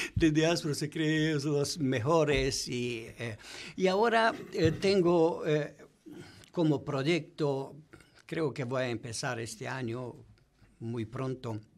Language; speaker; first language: Spanish; non-native, fluent; Romanian